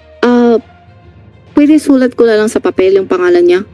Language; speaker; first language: Filipino; non-native, learner; Chinese